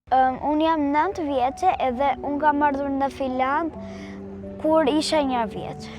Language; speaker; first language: Albanian; early bilingual, heritage; Albanian